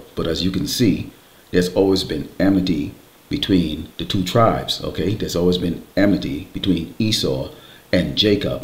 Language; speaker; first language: English; native; English